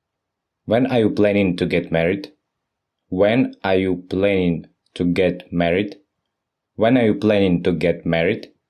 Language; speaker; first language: English; non-native, fluent; Russian